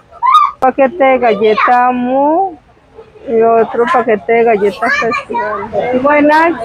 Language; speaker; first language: Spanish; native; Spanish